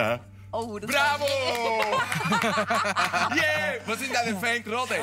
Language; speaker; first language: German; non-native, fluent; Spanish